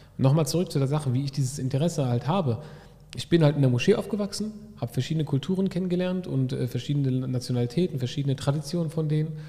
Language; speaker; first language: German; early bilingual, other home language; Arabic